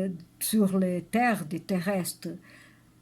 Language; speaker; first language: French; non-native, learner; Portuguese